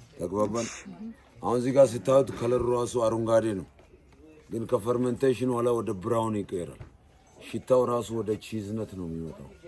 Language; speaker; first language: Amharic; non-native, local second language; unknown